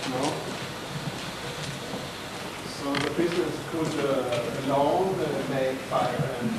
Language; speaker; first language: English; non-native, fluent; Swedish